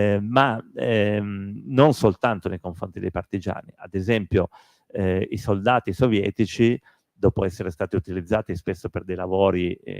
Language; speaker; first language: Italian; native; Italian